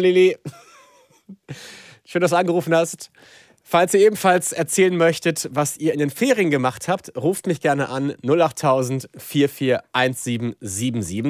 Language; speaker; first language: German; native; German